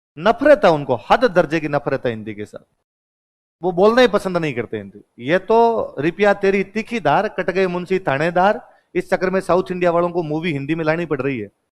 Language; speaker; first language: Hindi; non-native, local second language; Marwari